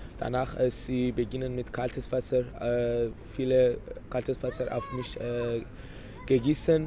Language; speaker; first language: German; non-native, learner; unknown